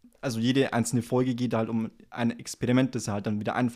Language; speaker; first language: German; native; German